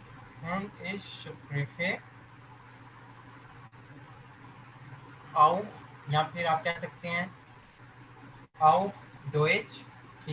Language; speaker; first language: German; non-native, learner; Urdu